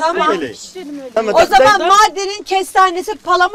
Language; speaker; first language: Turkish; native; Turkish